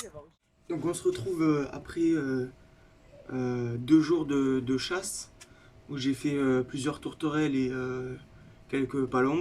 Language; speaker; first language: French; native; French